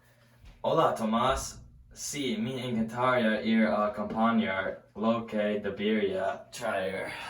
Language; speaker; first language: Spanish; non-native, learner; English